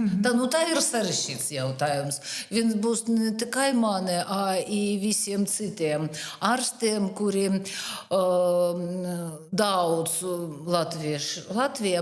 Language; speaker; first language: Latvian; non-native, learner; Russian